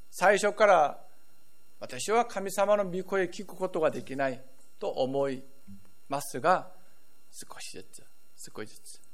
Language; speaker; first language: Japanese; non-native, fluent; Korean